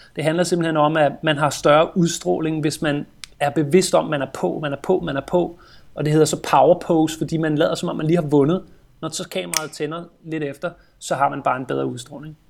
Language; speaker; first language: Danish; native; Danish